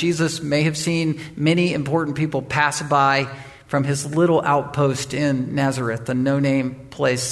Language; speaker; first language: English; native; English